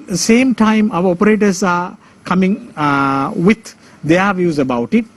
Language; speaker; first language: English; non-native, local second language; Sinhala